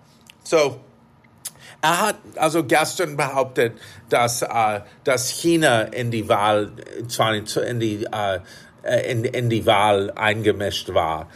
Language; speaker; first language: German; non-native, fluent; English